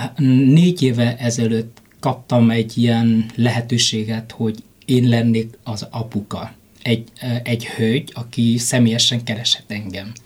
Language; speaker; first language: Hungarian; non-native, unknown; Vietnamese